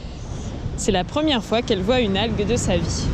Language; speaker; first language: French; native; French